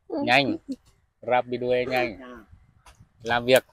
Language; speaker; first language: Vietnamese; native; Vietnamese